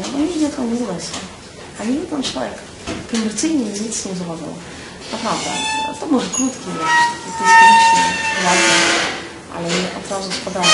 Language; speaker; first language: Polish; non-native, learner; Russian